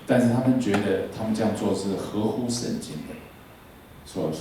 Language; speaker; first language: Chinese; native; Chinese